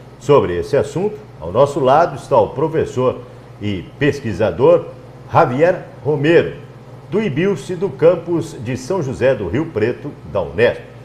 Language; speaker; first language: Portuguese; native; Portuguese